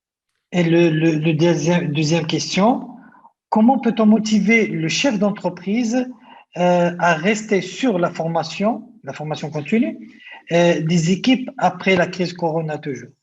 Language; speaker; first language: French; non-native, local second language; Arabic